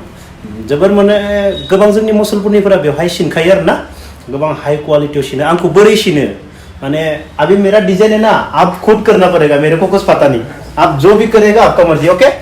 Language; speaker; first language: Hindi; non-native, local second language; Bodo